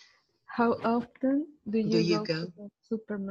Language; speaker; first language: English; non-native, learner; Spanish